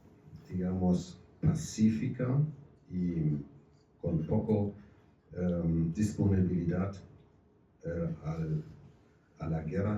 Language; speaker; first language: Spanish; non-native, fluent; German